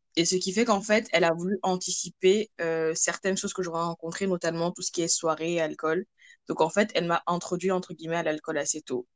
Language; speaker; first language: French; early bilingual, other home language; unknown